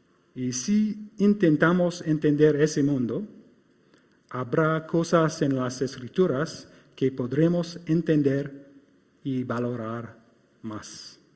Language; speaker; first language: Spanish; non-native, fluent; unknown